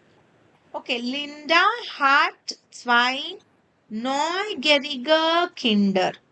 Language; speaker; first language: German; non-native, learner; Tamil